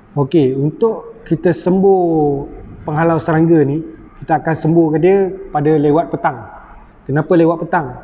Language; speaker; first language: Malay; native; Malay